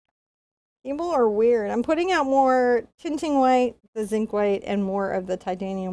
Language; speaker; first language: English; native; English